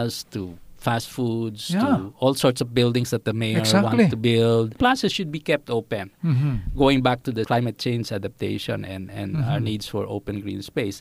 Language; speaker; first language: English; non-native, local second language; Filipino